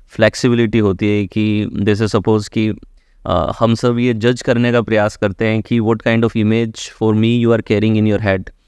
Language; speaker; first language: Hindi; native; Hindi